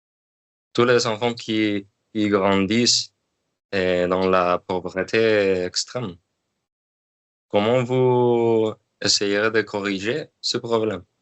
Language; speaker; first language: French; non-native, learner; Spanish